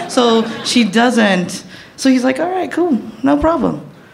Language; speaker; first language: English; early bilingual, other home language; Spanish